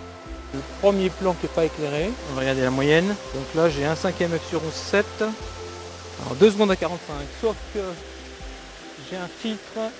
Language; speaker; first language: French; native; French